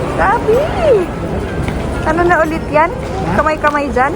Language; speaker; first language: Filipino; native; Filipino